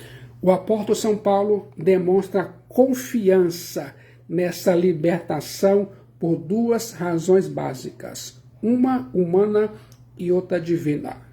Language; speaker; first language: Portuguese; native; Portuguese